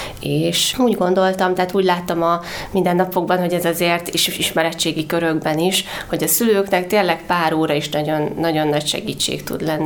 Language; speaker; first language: Hungarian; native; Hungarian